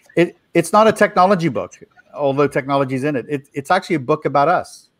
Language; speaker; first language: English; native; English